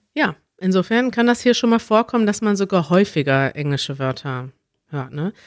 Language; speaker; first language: German; native; German